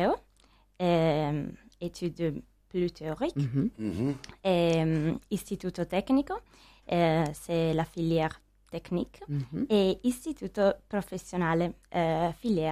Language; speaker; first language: French; non-native, learner; Italian